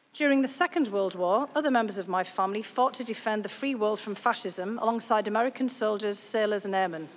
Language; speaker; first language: English; native; English